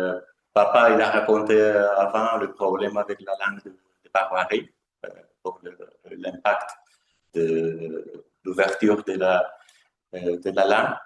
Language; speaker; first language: French; non-native, fluent; Spanish